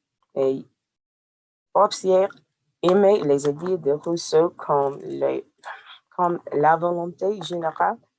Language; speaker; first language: French; non-native, learner; English